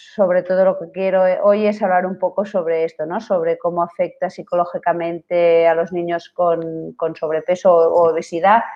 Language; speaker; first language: Spanish; non-native, local second language; Catalan